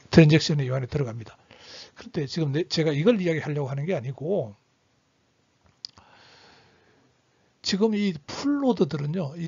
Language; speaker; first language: Korean; native; Korean